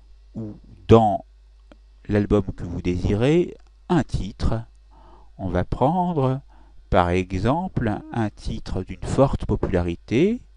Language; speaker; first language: French; native; French